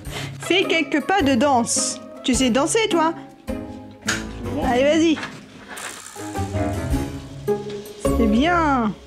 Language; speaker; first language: French; native; French